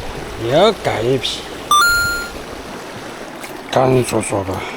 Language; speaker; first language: Chinese; native; Chinese